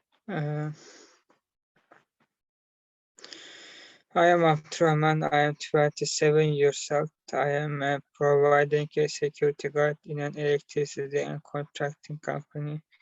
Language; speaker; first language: English; non-native, learner; Turkish